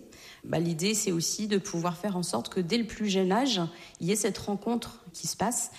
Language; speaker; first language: French; native; French